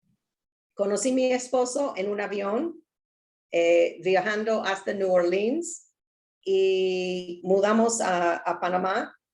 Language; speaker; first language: Spanish; non-native, learner; English